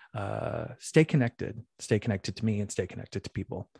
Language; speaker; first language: English; native; English